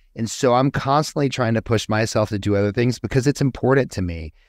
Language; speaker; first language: English; native; English